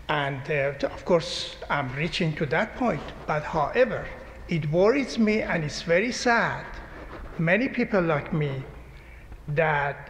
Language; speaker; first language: English; non-native, fluent; Persian